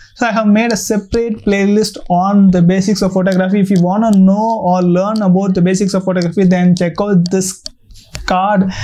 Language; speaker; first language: English; non-native, local second language; Tamil